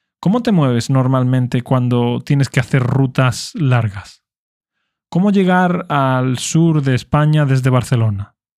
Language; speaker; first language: Spanish; native; Spanish